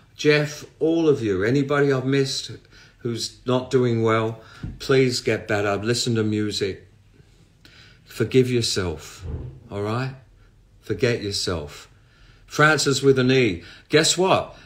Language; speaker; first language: English; native; English